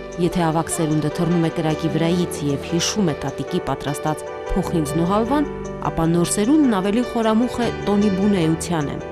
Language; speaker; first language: Armenian; native; Armenian